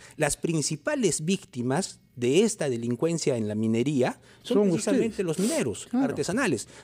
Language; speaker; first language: Spanish; native; Spanish